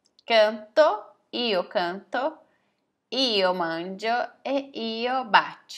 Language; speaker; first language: Italian; non-native, fluent; Portuguese